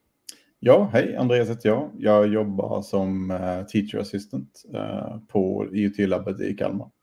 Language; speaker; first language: Swedish; native; Swedish